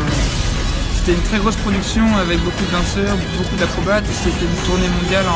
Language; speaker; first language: French; native; French